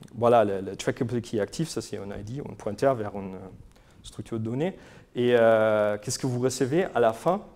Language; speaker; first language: French; non-native, fluent; German